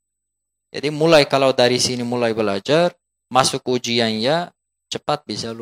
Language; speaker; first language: Indonesian; non-native, fluent; Turkish